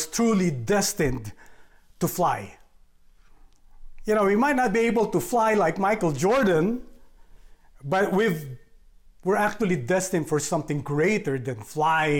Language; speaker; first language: English; non-native, local second language; Filipino